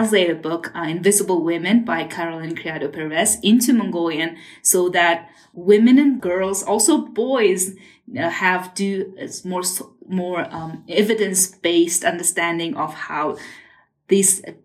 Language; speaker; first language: English; non-native, fluent; Mongolian